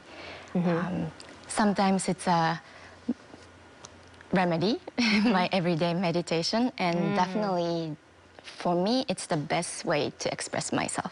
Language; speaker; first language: English; non-native, fluent; Japanese